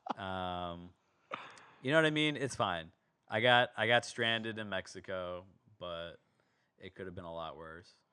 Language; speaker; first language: English; native; English